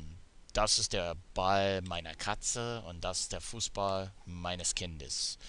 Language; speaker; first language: German; non-native, fluent; English